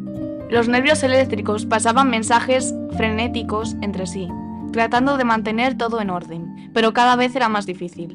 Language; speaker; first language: Spanish; native; Spanish